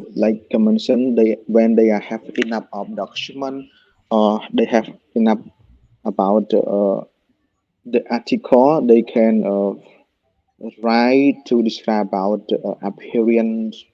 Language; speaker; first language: English; non-native, learner; Khmer